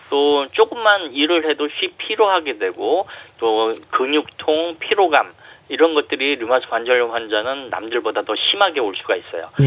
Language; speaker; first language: Korean; native; Korean